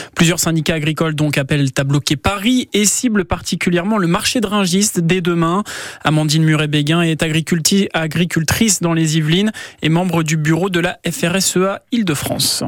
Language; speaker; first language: French; native; French